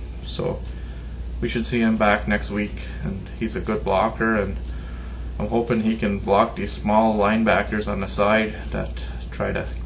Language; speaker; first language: English; native; English